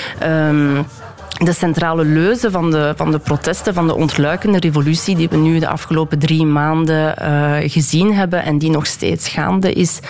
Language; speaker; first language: Dutch; early bilingual, other home language; Persian